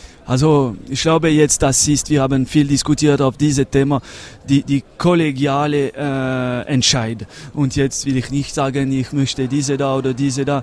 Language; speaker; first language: German; non-native, learner; French